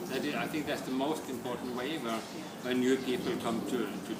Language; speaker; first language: English; non-native, fluent; Norwegian